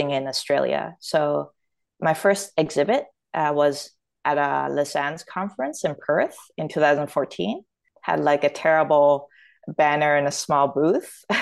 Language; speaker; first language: English; native; English